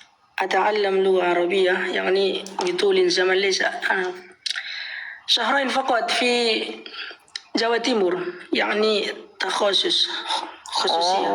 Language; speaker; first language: Arabic; non-native, learner; Indonesian